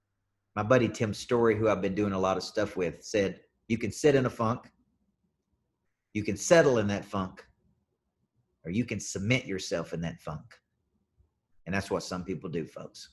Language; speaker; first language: English; native; English